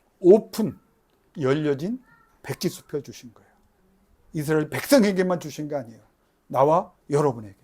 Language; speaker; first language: Korean; native; Korean